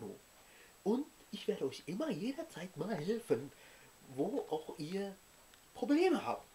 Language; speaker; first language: German; early bilingual, other home language; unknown